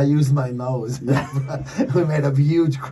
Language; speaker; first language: English; native; English